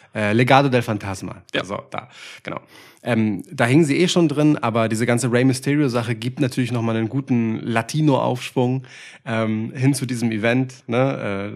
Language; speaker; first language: German; early bilingual, other home language; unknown